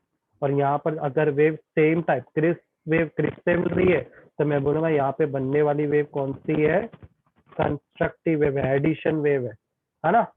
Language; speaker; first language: Hindi; native; Hindi